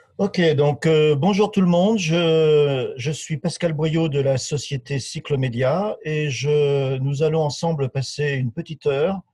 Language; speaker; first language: French; native; French